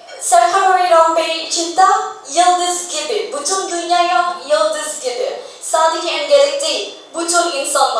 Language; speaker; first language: Turkish; non-native, learner; Indonesian